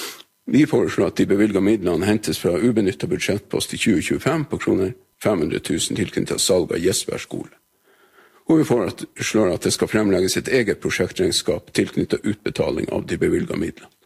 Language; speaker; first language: Norwegian; native; Norwegian